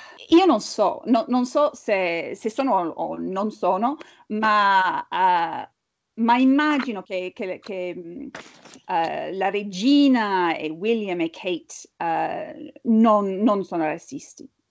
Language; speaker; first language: Italian; non-native, learner; English